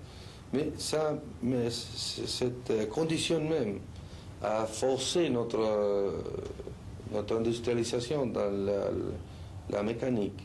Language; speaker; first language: French; non-native, fluent; Spanish